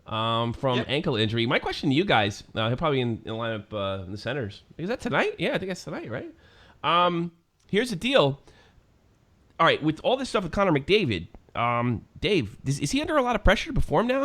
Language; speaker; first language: English; native; English